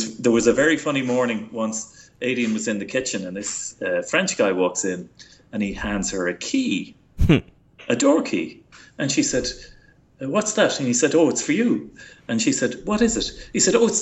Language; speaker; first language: English; native; English